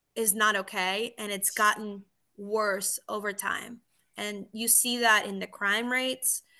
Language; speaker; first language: English; early bilingual, other home language; Spanish